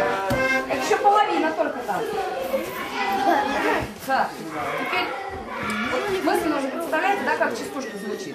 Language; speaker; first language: Russian; native; Russian